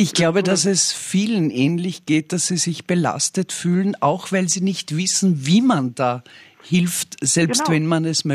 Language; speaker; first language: German; native; German